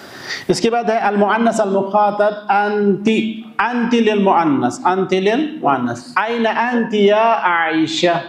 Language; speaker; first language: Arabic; non-native, fluent; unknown